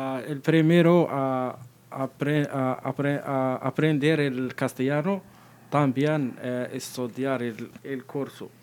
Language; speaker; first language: Spanish; non-native, learner; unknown